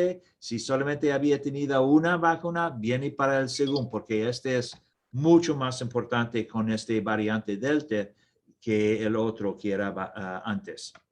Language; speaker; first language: Spanish; non-native, learner; English